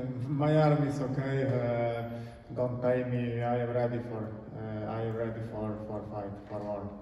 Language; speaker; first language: English; non-native, learner; Polish